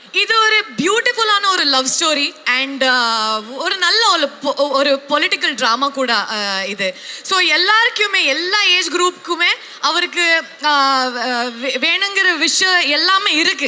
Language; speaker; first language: Tamil; non-native, local second language; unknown